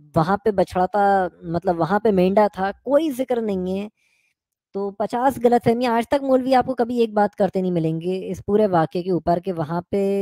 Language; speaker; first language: Hindi; native; Hindi